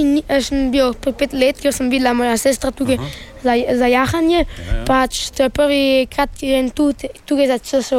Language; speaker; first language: Slovenian; early bilingual, heritage; Italian